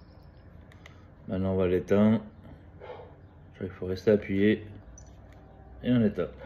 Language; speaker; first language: French; native; French